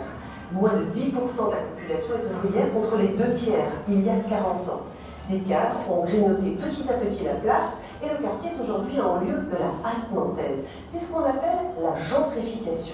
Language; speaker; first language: French; native; French